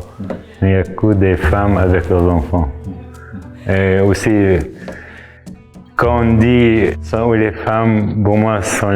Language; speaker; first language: French; non-native, fluent; Arabic